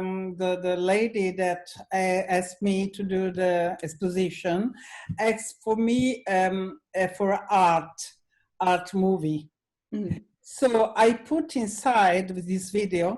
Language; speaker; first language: English; non-native, learner; Italian